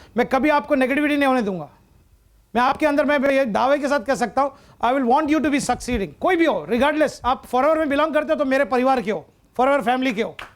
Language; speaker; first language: Hindi; non-native, local second language; Malayalam